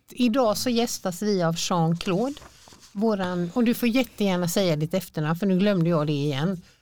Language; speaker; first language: Swedish; native; Swedish